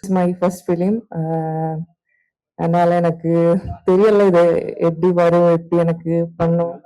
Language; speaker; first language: Tamil; non-native, learner; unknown